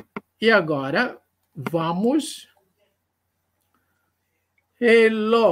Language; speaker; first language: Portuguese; non-native, local second language; Kongo